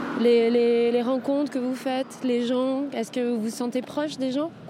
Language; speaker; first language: French; native; French